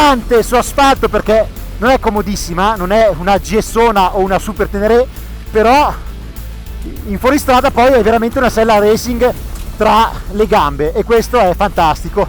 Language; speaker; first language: Italian; native; Italian